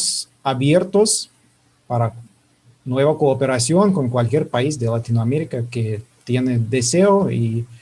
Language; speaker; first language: Spanish; non-native, fluent; Russian